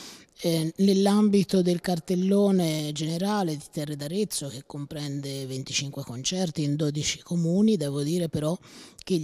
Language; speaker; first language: Italian; native; Italian